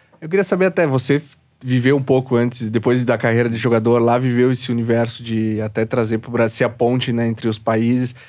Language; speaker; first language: Portuguese; native; Portuguese